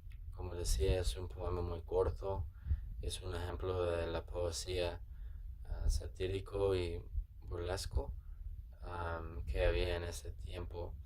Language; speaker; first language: Spanish; non-native, learner; English